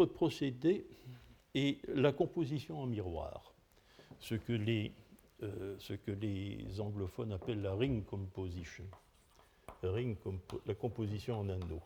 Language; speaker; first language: French; native; French